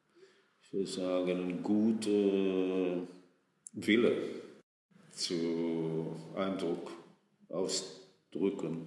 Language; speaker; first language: German; non-native, fluent; Hebrew